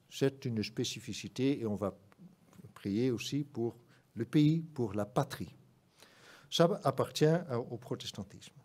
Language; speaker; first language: French; non-native, fluent; Dutch